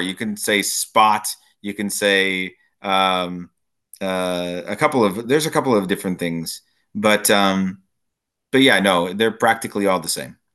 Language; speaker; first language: English; native; English